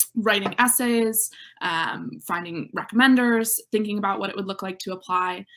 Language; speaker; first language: English; native; English